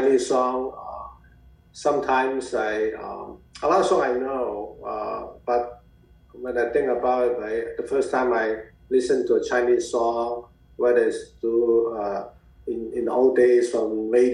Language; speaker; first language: English; non-native, fluent; Chinese